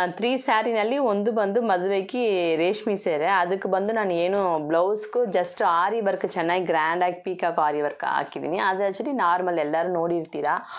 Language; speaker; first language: Kannada; non-native, local second language; Tamil